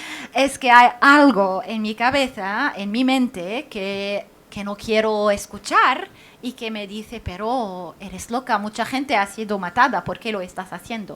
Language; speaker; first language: Spanish; non-native, fluent; Arabic